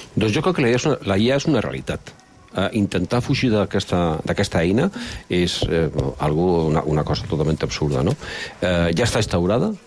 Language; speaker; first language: Catalan; non-native, local second language; Spanish